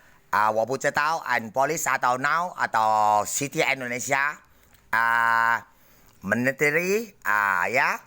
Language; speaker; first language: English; non-native, learner; Indonesian